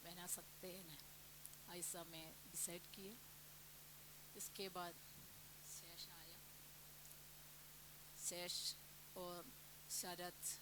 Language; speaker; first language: Hindi; non-native, local second language; Malayalam